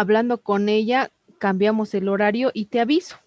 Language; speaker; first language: Spanish; native; Spanish